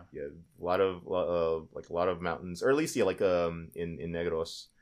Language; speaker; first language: English; early bilingual, other home language; Filipino